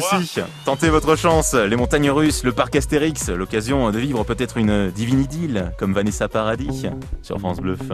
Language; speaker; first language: French; native; French